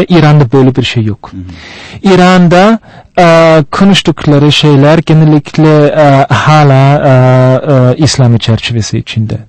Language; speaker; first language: Turkish; non-native, fluent; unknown